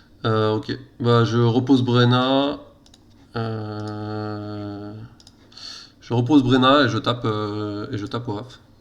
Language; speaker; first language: French; native; French